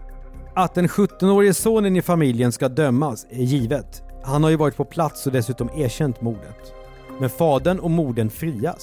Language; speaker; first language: Swedish; native; Swedish